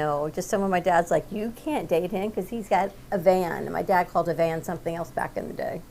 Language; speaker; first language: English; native; English